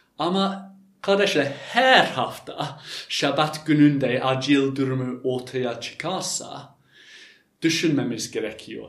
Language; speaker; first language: Turkish; non-native, fluent; English